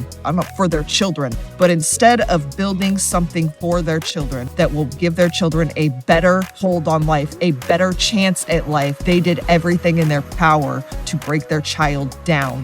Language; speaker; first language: English; native; English